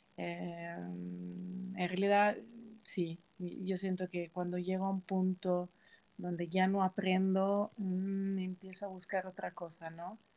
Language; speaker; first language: Spanish; non-native, fluent; Italian